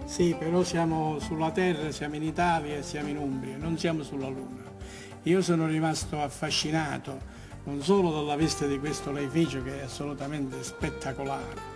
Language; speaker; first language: Italian; native; Italian